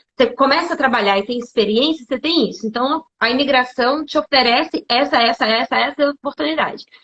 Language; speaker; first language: Portuguese; native; Portuguese